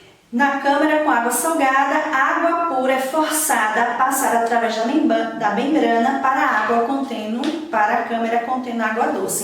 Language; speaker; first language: Portuguese; native; Portuguese